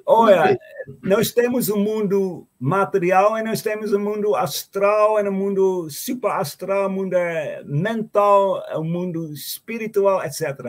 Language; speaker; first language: Portuguese; non-native, fluent; Dutch